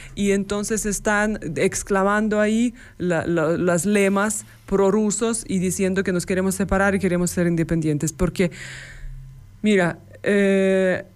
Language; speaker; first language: Spanish; non-native, fluent; Ukrainian